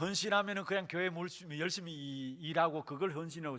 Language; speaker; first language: Korean; native; Korean